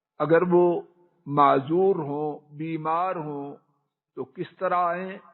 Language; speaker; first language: Urdu; non-native, local second language; Punjabi